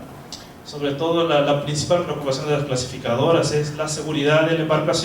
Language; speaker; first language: Spanish; non-native, fluent; Portuguese